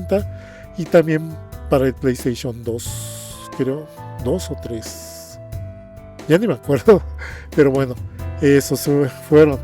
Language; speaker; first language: Spanish; native; Spanish